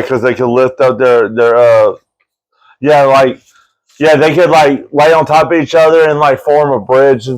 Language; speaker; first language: English; native; English